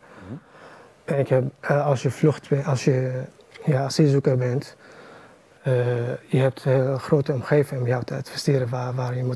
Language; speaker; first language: Dutch; non-native, learner; Arabic